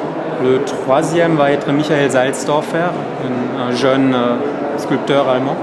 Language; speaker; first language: French; non-native, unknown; German